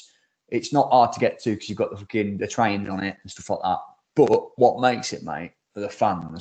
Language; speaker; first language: English; native; English